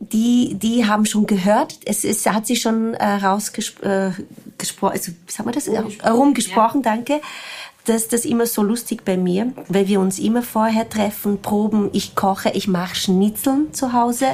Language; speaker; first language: German; non-native, fluent; Portuguese